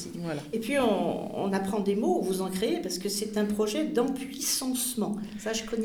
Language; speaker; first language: French; native; French